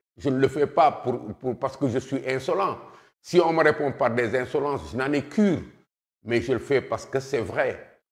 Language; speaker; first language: French; non-native, local second language; Wolof